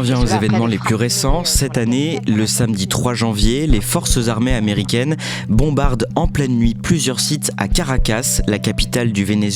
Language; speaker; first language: French; native; French